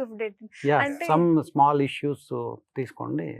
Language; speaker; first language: Telugu; non-native, learner; Kannada